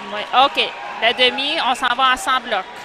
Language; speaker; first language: French; native; French